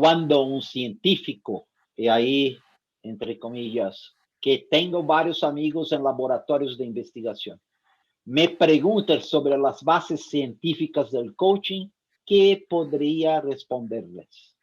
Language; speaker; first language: Spanish; non-native, fluent; Portuguese